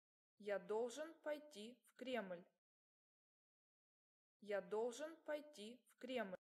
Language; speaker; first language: Russian; non-native, learner; English